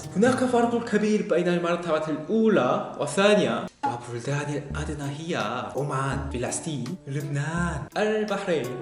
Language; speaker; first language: Arabic; non-native, fluent; Korean